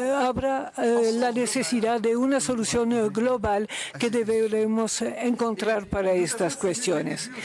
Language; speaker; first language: Spanish; non-native, learner; Luxembourgish